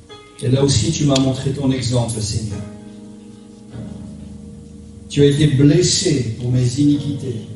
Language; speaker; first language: French; native; French